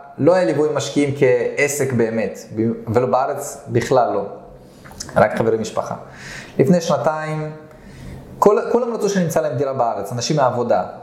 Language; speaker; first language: Hebrew; early bilingual, other home language; Russian